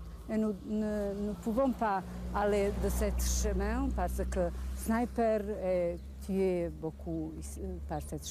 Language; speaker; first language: French; non-native, learner; Bosnian